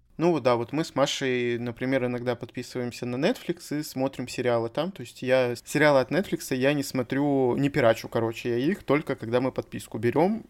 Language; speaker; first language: Russian; native; Russian